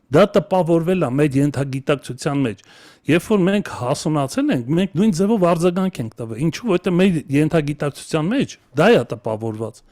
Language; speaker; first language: Armenian; native; Armenian